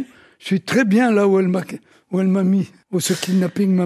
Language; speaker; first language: French; early bilingual, other home language; Italian